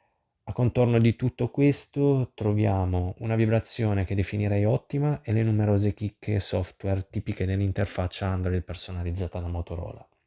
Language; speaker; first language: Italian; native; Italian